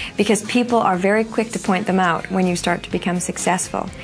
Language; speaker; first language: English; native; English